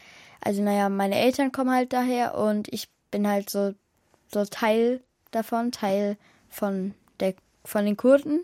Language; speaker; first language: German; early bilingual, other home language; Kurdish